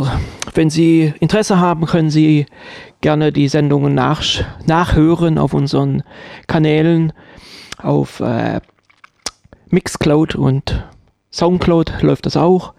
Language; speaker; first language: German; native; German